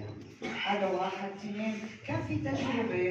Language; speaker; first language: Arabic; native; Arabic